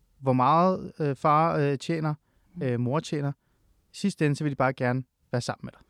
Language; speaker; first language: Danish; early bilingual, other home language; Persian